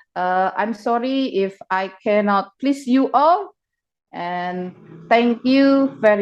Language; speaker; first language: English; non-native, fluent; Indonesian